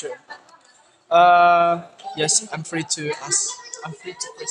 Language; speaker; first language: English; non-native, learner; Indonesian